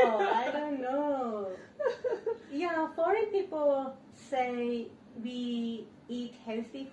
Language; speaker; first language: English; non-native, learner; Japanese